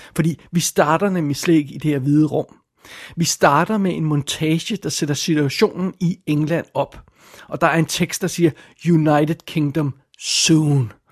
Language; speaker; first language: Danish; native; Danish